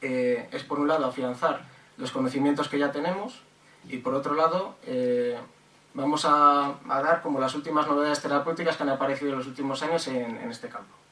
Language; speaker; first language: Spanish; native; Spanish